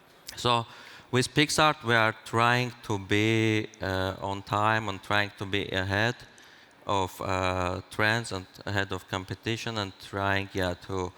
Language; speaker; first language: English; non-native, fluent; Armenian